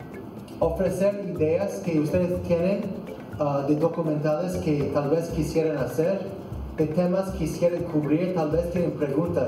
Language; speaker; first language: Spanish; non-native, fluent; English